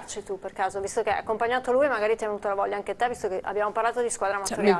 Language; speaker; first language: Italian; native; Italian